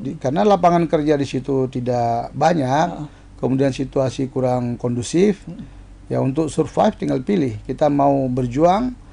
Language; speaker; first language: Indonesian; non-native, local second language; Achinese